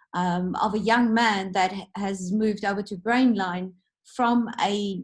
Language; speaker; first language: English; non-native, local second language; Afrikaans